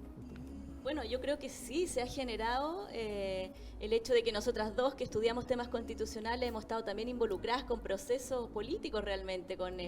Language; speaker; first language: Spanish; native; Spanish